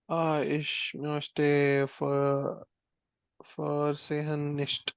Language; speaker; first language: German; non-native, learner; Malayalam